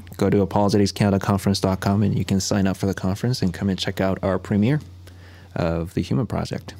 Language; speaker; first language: English; non-native, fluent; Korean